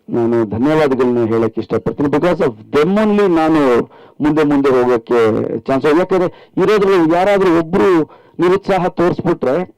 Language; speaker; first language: Kannada; native; Kannada